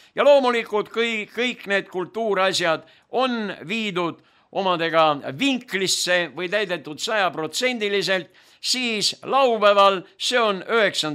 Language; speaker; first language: Estonian; native; Estonian